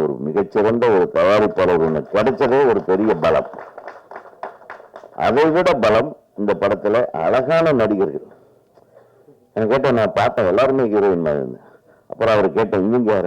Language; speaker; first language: Tamil; native; Tamil